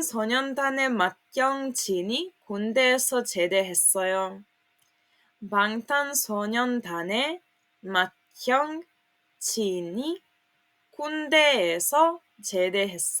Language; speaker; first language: Korean; non-native, fluent; Serbian